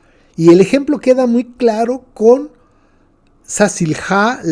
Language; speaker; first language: Spanish; native; Spanish